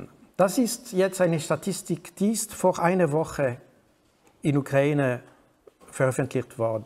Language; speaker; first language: German; non-native, fluent; French